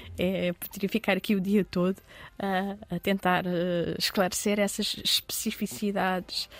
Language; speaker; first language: Portuguese; early bilingual, other home language; Arabic